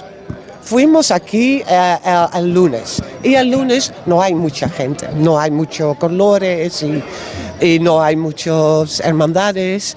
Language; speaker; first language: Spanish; non-native, learner; Dutch